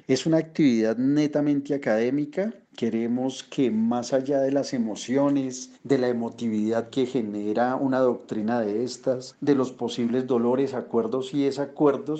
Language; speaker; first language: Spanish; native; Spanish